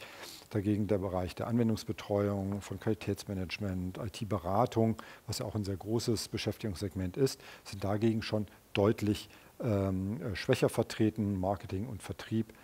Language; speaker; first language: German; native; German